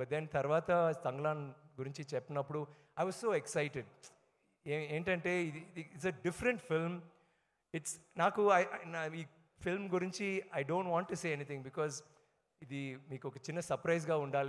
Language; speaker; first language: Telugu; non-native, learner; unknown